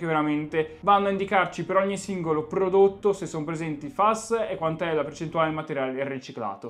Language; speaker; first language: Italian; native; Italian